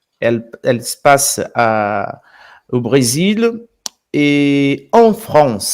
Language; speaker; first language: French; non-native, fluent; Portuguese